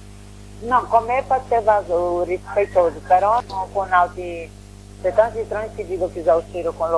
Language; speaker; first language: Italian; non-native, learner; Portuguese